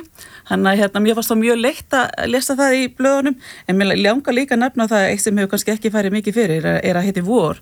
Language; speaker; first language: Icelandic; native; Icelandic